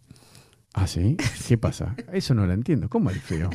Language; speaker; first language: Spanish; native; Spanish